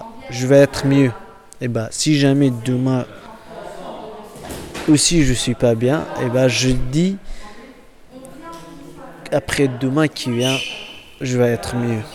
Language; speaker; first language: French; non-native, learner; Kurdish